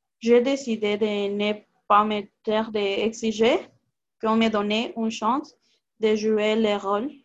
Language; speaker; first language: French; non-native, learner; Spanish